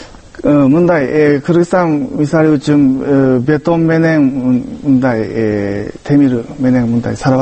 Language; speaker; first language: Kyrgyz; non-native, learner; Japanese